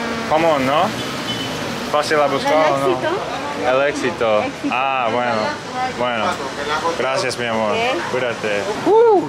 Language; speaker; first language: Spanish; non-native, learner; English